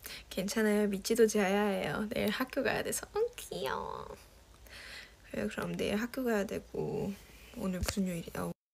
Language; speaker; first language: Korean; native; Korean